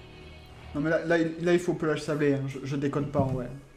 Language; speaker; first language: French; native; French